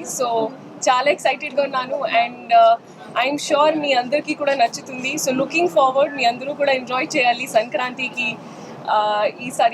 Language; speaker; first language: Telugu; non-native, fluent; Hindi